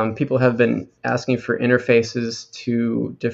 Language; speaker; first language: English; native; English